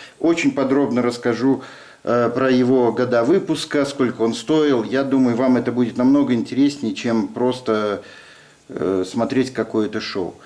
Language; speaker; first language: Russian; native; Russian